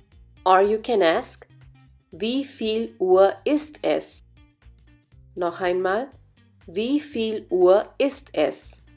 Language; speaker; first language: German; non-native, fluent; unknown